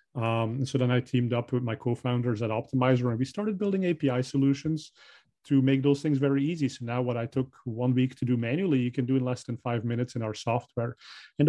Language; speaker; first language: English; non-native, fluent; Dutch